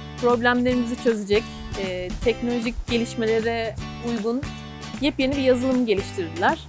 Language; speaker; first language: Turkish; native; Turkish